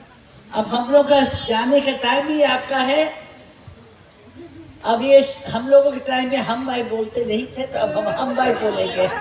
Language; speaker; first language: Hindi; non-native, local second language; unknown